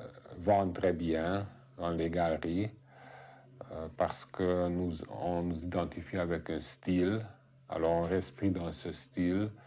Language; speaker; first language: French; non-native, fluent; Hungarian